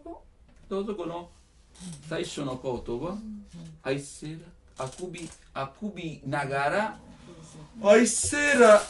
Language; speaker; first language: Japanese; non-native, learner; Italian